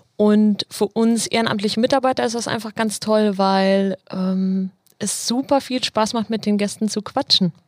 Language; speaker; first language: German; native; German